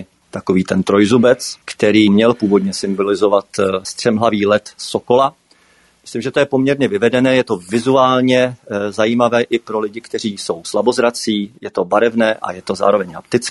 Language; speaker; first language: Czech; native; Czech